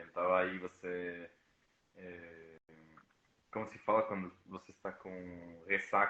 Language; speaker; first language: Portuguese; non-native, fluent; Spanish